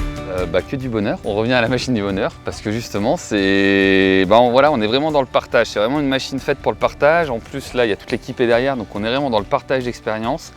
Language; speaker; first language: French; native; French